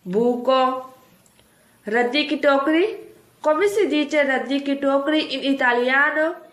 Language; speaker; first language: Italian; non-native, fluent; Urdu